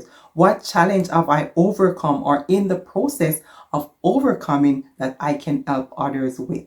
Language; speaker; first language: English; native; English